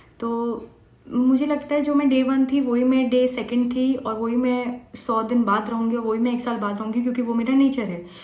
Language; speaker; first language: Hindi; non-native, local second language; Bangla